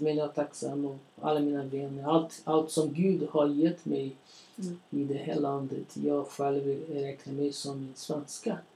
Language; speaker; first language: Swedish; non-native, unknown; Portuguese